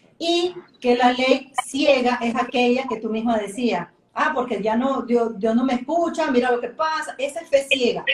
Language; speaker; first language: Spanish; native; Spanish